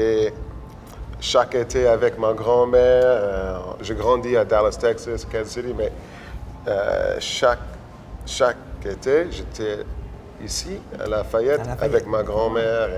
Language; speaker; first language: French; non-native, local second language; English